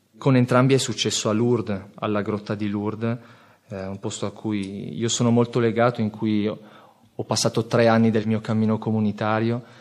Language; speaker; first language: Italian; native; Italian